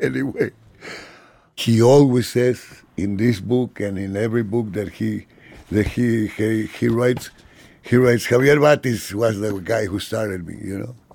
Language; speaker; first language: English; non-native, fluent; Spanish